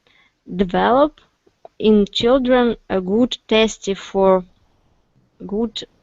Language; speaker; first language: English; non-native, learner; Russian